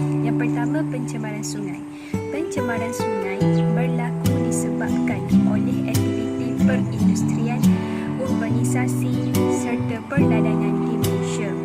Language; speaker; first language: Malay; native; Malay